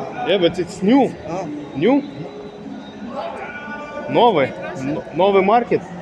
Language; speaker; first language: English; non-native, learner; Lithuanian